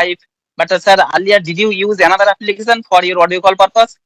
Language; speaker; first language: English; non-native, learner; Bangla